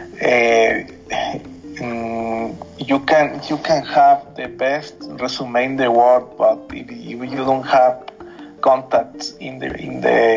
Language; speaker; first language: English; non-native, learner; Spanish